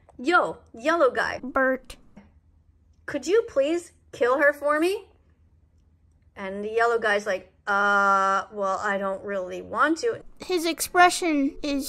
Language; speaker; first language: English; native; English